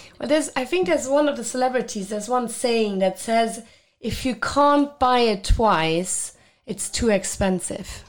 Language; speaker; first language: English; non-native, fluent; Luxembourgish